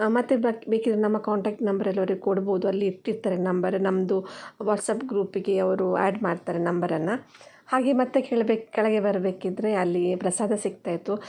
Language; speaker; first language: Kannada; non-native, local second language; Tulu